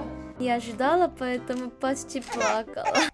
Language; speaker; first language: Russian; non-native, fluent; Korean